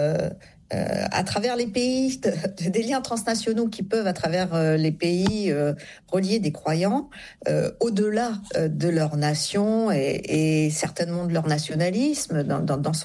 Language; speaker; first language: French; native; French